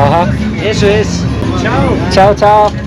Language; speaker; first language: Spanish; non-native, learner; Korean